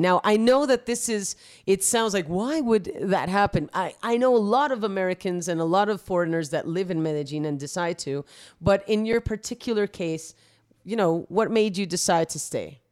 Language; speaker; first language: English; early bilingual, other home language; Spanish